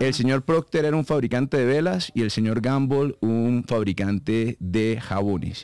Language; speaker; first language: Spanish; native; Spanish